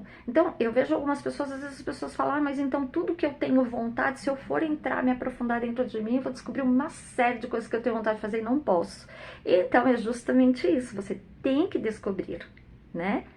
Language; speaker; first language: Portuguese; native; Portuguese